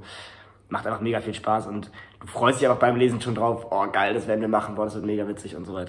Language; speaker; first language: German; native; German